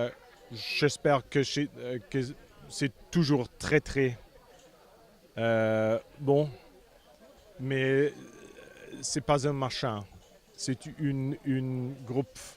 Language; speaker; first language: French; non-native, fluent; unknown